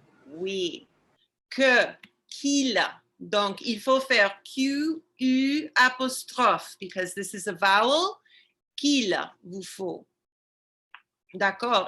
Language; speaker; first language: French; non-native, fluent; English